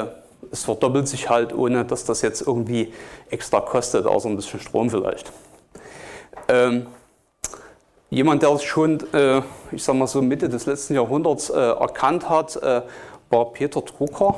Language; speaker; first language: German; native; German